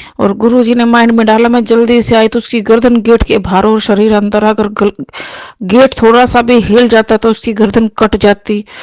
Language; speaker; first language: Hindi; non-native, local second language; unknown